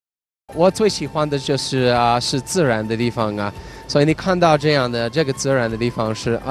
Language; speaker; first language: Chinese; non-native, fluent; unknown